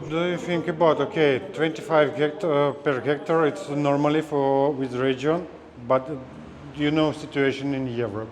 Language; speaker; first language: English; non-native, learner; Russian